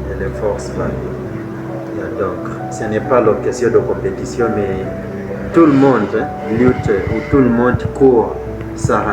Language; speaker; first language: French; non-native, fluent; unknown